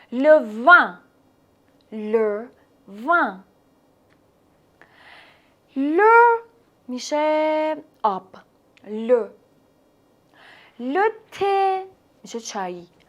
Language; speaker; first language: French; non-native, fluent; Persian